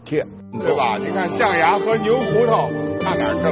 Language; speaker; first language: Chinese; native; Chinese